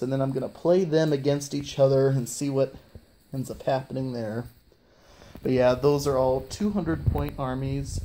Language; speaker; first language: English; native; English